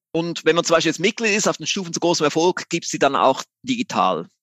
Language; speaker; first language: German; native; German